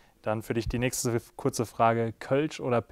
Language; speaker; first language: German; native; German